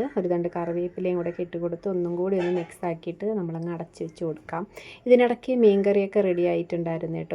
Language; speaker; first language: Malayalam; native; Malayalam